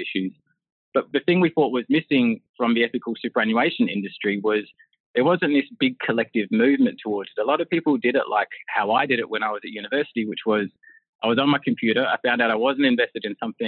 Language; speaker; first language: English; native; English